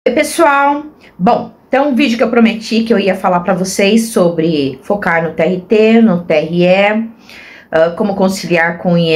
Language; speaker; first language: Portuguese; native; Portuguese